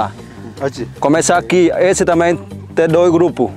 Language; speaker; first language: Portuguese; non-native, learner; Vietnamese